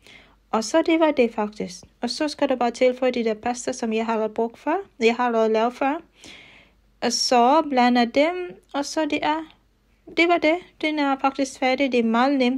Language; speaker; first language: Danish; non-native, fluent; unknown